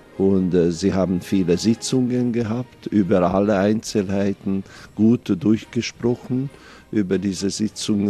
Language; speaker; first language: German; non-native, fluent; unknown